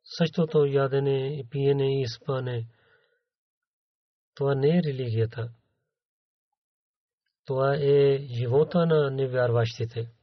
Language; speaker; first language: Bulgarian; non-native, learner; Urdu